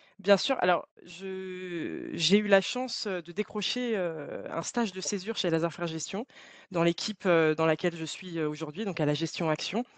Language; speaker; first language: French; native; French